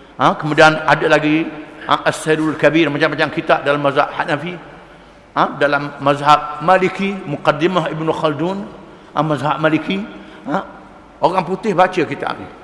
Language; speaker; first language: Malay; native; Malay